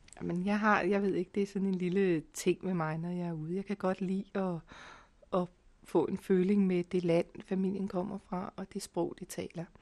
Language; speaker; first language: Danish; native; Danish